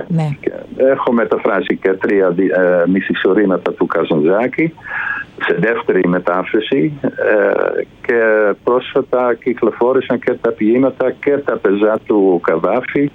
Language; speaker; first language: Greek; non-native, fluent; Dutch